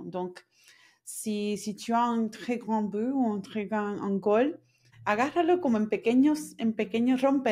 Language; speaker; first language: French; non-native, fluent; Spanish